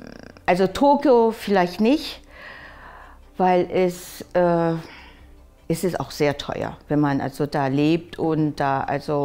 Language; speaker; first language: German; early bilingual, other home language; Japanese